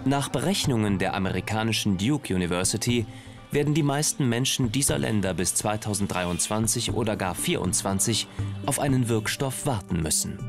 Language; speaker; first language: German; native; German